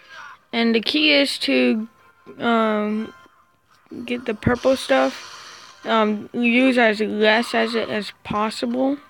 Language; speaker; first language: English; native; English